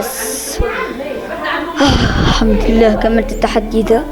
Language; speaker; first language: Arabic; native; Arabic